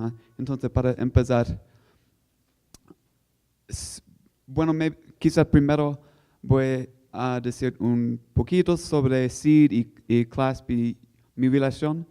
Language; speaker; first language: Spanish; non-native, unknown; English